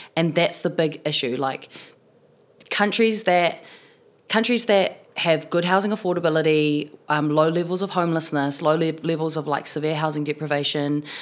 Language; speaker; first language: English; native; English